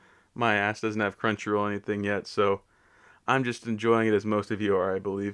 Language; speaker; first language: English; native; English